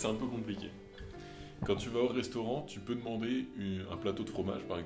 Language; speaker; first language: French; native; French